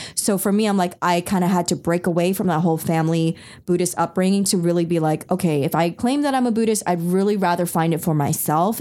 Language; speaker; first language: English; early bilingual, other home language; Min Nan Chinese